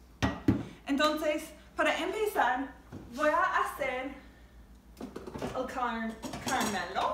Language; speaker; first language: Spanish; non-native, learner; English